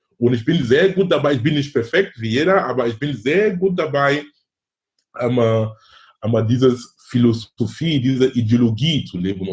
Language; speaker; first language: German; non-native, fluent; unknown